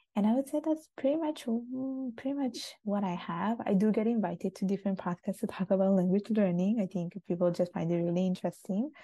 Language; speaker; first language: English; non-native, fluent; Italian